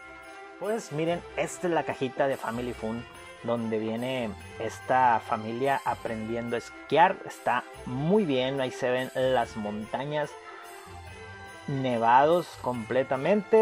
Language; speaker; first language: Spanish; native; Spanish